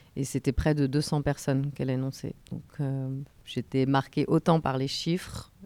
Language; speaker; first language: French; native; French